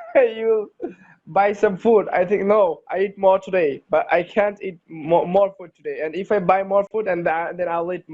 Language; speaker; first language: English; non-native, learner; Bangla